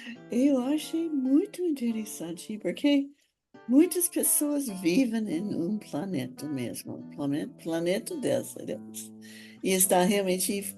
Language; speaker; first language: Portuguese; non-native, fluent; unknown